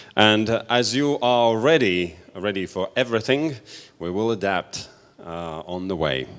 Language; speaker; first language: English; non-native, fluent; Latvian